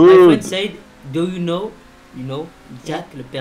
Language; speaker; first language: English; non-native, learner; French